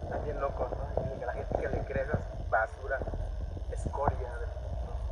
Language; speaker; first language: Spanish; native; Spanish